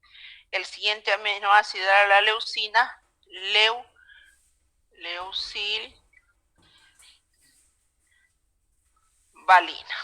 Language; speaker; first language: Spanish; native; Spanish